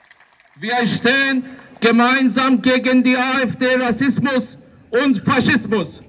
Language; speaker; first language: German; non-native, fluent; Persian